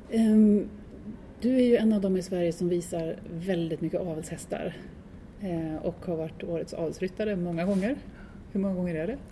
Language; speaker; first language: Swedish; native; Swedish